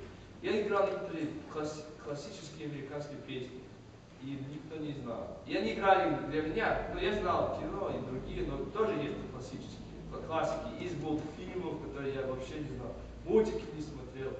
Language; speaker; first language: Russian; non-native, fluent; English